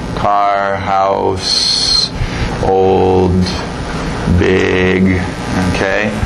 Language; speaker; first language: English; non-native, fluent; Portuguese